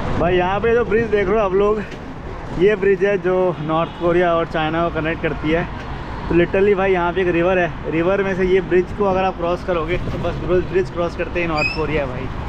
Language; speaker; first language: Hindi; native; Hindi